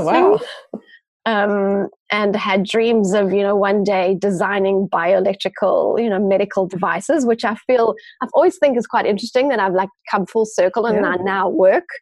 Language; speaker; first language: English; native; English